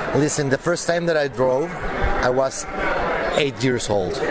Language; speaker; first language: English; non-native, fluent; Spanish